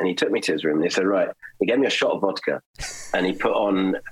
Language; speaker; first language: English; early bilingual, other home language; German